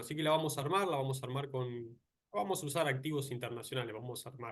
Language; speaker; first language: Spanish; native; Spanish